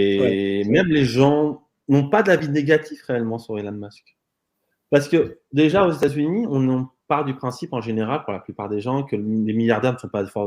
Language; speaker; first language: French; native; French